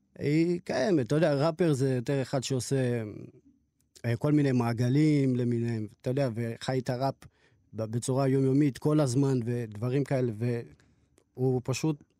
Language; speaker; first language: Hebrew; native; Hebrew